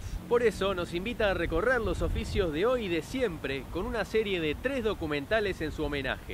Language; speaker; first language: Spanish; native; Spanish